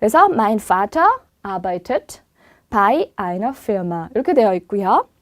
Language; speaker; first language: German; non-native, fluent; Korean